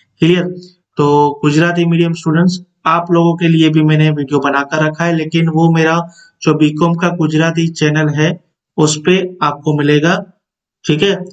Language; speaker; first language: Hindi; non-native, local second language; Gujarati